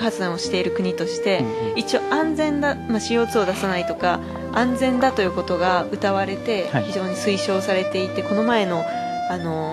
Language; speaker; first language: Japanese; native; Japanese